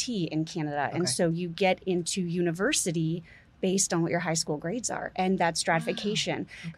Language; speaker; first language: English; native; English